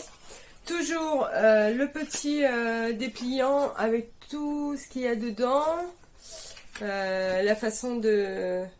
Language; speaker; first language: French; native; French